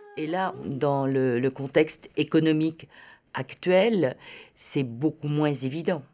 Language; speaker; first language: French; native; French